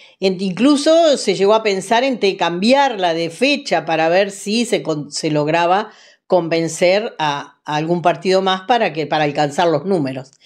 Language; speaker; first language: Spanish; native; Spanish